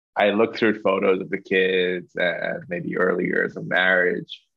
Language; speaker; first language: English; non-native, local second language; Chinese